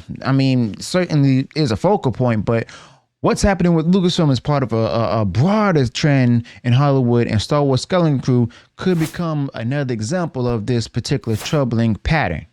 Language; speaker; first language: English; native; English